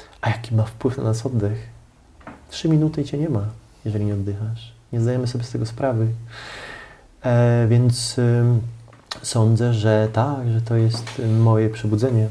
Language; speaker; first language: Polish; native; Polish